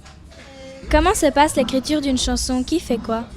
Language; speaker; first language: French; native; French